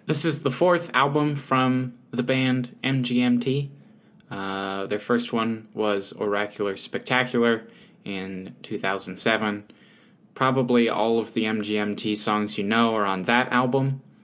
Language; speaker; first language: English; native; English